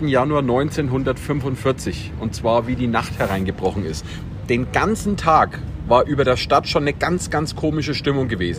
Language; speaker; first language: German; native; German